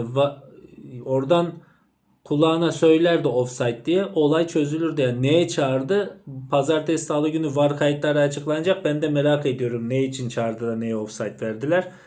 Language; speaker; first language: Turkish; native; Turkish